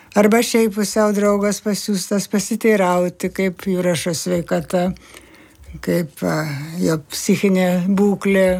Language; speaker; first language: Lithuanian; native; Lithuanian